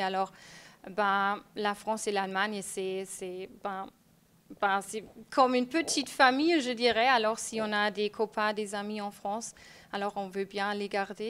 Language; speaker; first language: French; non-native, fluent; German